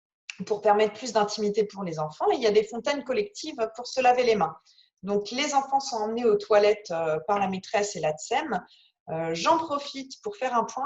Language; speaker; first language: French; native; French